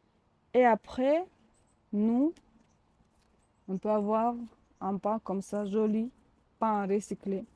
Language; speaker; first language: French; non-native, learner; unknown